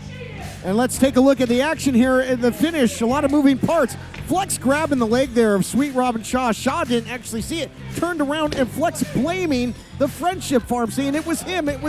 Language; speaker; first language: English; native; English